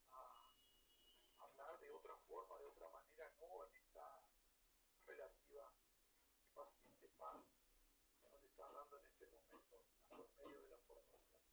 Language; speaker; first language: Spanish; native; Spanish